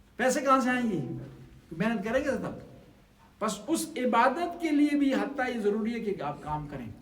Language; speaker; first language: Urdu; non-native, local second language; Punjabi